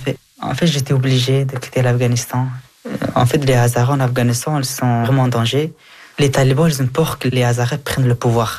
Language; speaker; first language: French; early bilingual, other home language; Persian